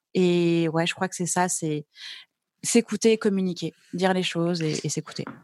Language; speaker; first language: French; native; French